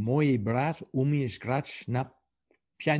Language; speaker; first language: Polish; non-native, learner; English